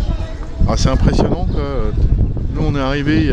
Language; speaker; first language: French; native; French